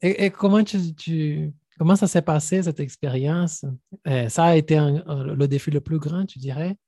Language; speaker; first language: French; non-native, fluent; Portuguese